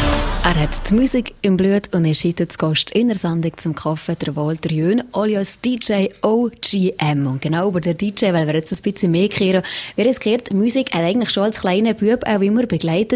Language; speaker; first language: German; native; German